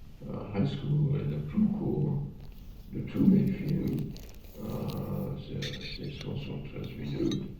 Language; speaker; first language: French; non-native, fluent; English